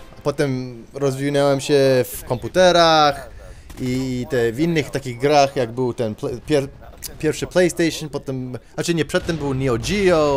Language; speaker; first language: Polish; early bilingual, heritage; Polish